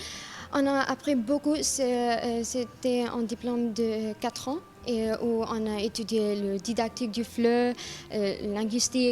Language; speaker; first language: French; non-native, learner; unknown